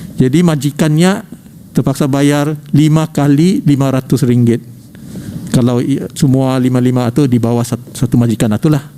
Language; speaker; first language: Malay; native; Malay